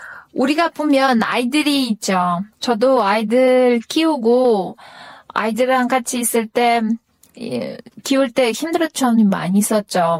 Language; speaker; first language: Korean; non-native, fluent; Kyrgyz